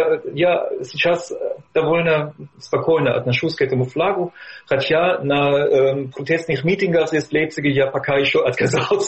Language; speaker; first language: Russian; non-native, fluent; German